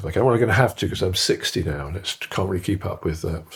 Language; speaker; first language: English; native; English